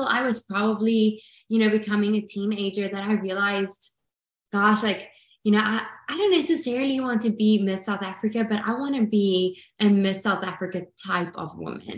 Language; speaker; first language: English; non-native, local second language; Afrikaans